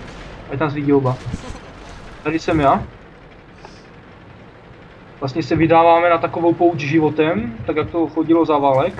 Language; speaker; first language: Czech; native; Czech